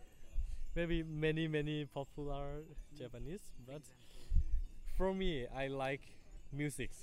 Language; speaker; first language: English; non-native, learner; Thai